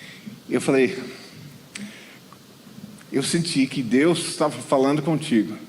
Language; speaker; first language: Portuguese; non-native, fluent; English